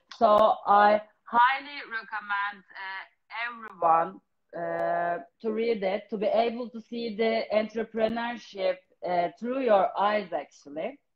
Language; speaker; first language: English; non-native, fluent; Turkish